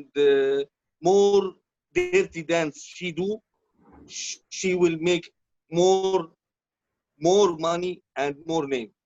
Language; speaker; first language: English; non-native, learner; Arabic